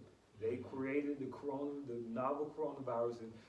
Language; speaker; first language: English; native; English